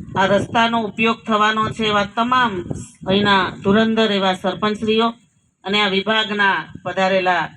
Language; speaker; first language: Gujarati; non-native, local second language; Rathawi